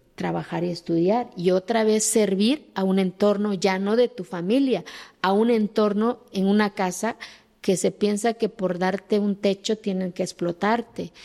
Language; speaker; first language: Spanish; early bilingual, other home language; Zapotec